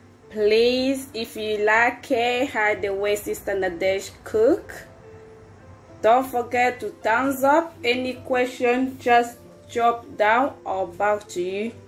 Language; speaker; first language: English; non-native, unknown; Lingala